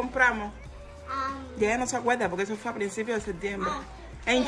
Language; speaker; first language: Spanish; native; Spanish